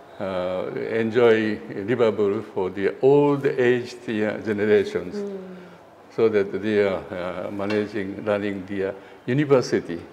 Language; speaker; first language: English; non-native, learner; Japanese